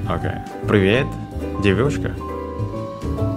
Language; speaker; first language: Russian; non-native, learner; Indonesian